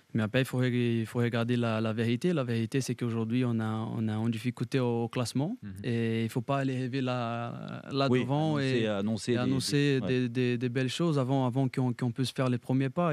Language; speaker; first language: French; non-native, fluent; Portuguese